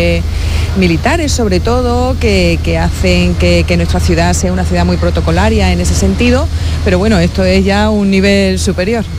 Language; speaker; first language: Spanish; native; Spanish